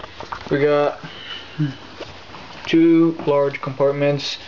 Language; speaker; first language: English; native; English